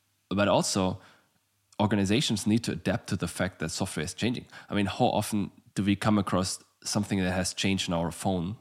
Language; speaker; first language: English; non-native, fluent; German